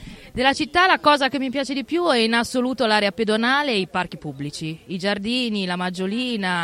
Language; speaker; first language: Italian; native; Italian